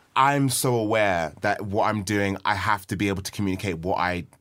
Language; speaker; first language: English; early bilingual, other home language; Yoruba